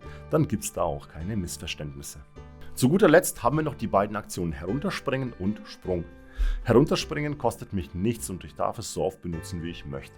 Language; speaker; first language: German; native; German